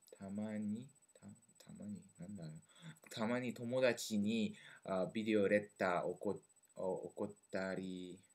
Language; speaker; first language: Japanese; non-native, learner; French